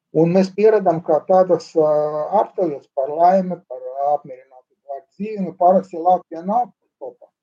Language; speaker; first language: Latvian; non-native, local second language; Russian